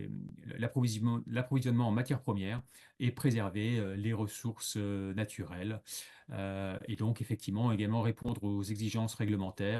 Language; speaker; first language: French; native; French